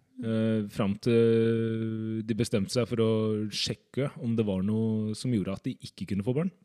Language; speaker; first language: Norwegian; native; Norwegian